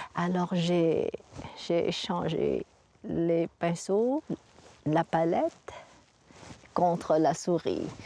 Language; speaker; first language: French; early bilingual, other home language; Vietnamese